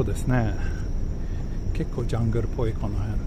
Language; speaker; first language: Japanese; non-native, fluent; Swedish